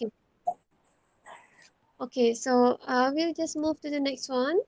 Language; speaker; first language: English; non-native, local second language; Malay